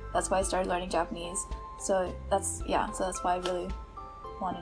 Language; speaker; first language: English; native; English